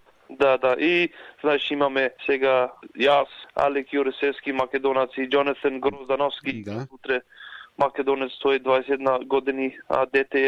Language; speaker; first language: Macedonian; early bilingual, heritage; Macedonian